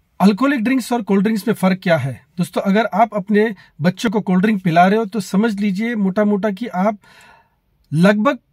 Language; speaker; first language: Hindi; non-native, local second language; Marathi